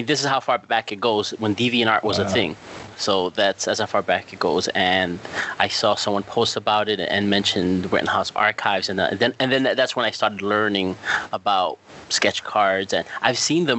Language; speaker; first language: English; native; English